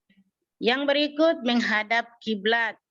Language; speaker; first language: Indonesian; native; Indonesian